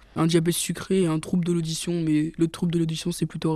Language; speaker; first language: French; native; French